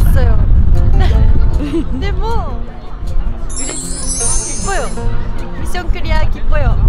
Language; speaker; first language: Korean; non-native, learner; Japanese